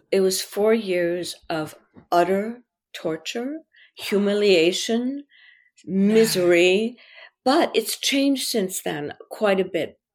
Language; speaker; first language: English; early bilingual, other home language; French